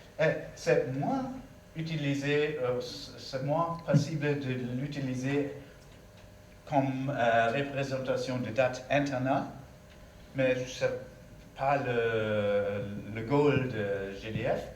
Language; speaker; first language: French; non-native, learner; German